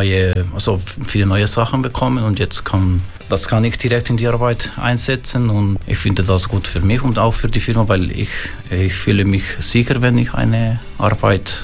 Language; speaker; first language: German; non-native, local second language; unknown